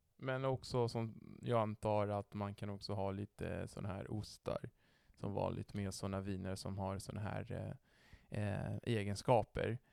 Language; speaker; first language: Swedish; non-native, fluent; Italian